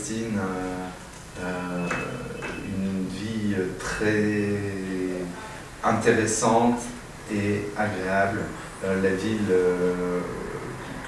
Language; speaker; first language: French; native; French